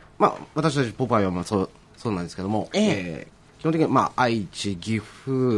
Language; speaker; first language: Japanese; native; Japanese